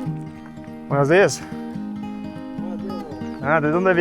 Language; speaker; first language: Spanish; non-native, learner; English